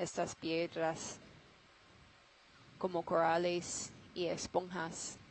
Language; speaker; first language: Spanish; non-native, learner; English